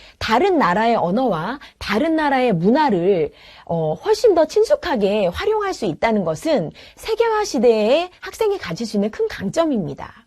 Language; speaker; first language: Korean; native; Korean